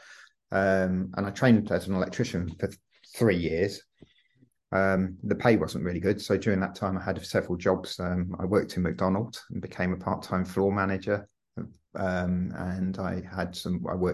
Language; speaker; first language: English; native; English